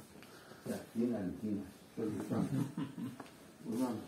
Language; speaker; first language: Turkish; native; Turkish